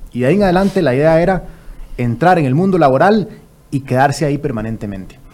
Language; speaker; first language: Spanish; native; Spanish